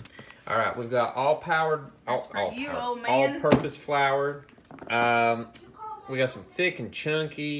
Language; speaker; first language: English; native; English